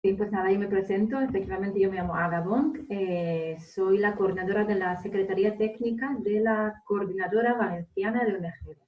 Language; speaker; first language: Spanish; non-native, fluent; Polish